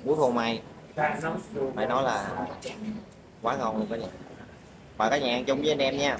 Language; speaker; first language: Vietnamese; native; Vietnamese